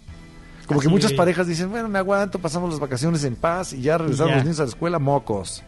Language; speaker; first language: Spanish; native; Spanish